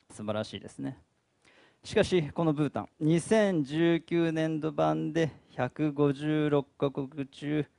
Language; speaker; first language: Japanese; native; Japanese